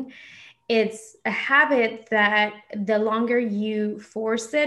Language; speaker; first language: English; non-native, fluent; Spanish